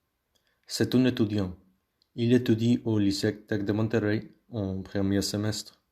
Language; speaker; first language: French; non-native, learner; Spanish